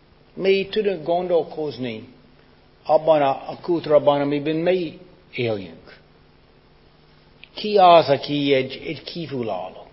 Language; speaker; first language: Hungarian; non-native, fluent; English